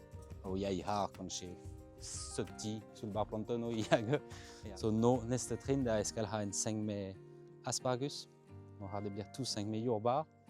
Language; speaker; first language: Norwegian; non-native, fluent; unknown